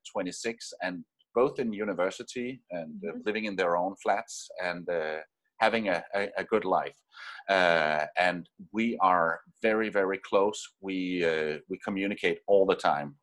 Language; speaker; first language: English; non-native, fluent; Danish